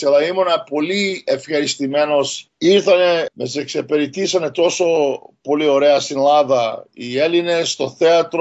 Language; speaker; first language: Greek; early bilingual, heritage; Greek